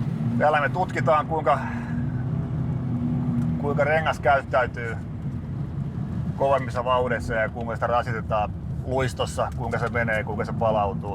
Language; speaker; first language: Finnish; native; Finnish